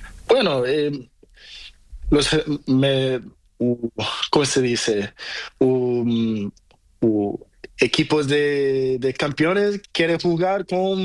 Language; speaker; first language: Spanish; non-native, learner; Portuguese